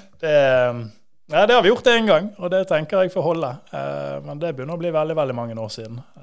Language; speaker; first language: Norwegian; native; Norwegian